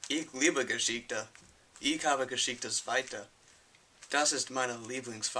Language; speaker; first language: German; non-native, learner; English